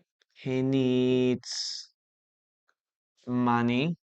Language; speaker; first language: English; non-native, fluent; Spanish